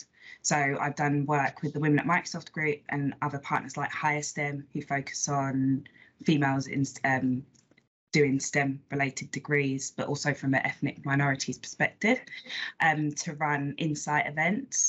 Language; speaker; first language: English; native; English